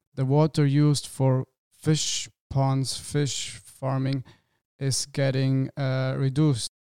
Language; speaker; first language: English; non-native, fluent; German